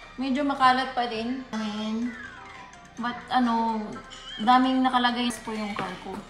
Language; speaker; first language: Filipino; native; Filipino